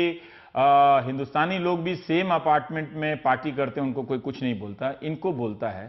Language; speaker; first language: Hindi; native; Hindi